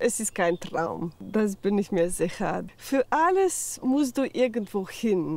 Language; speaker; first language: German; non-native, fluent; Slovenian